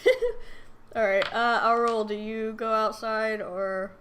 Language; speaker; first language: English; native; English